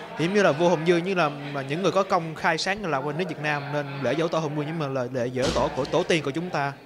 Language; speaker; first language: Vietnamese; early bilingual, heritage; Vietnamese